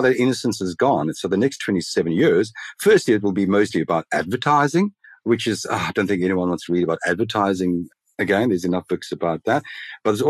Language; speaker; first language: English; native; English